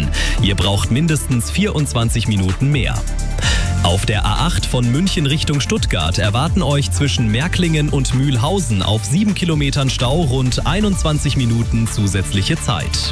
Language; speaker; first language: German; native; German